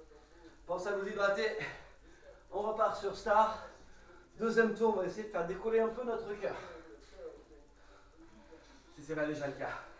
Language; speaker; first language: French; native; French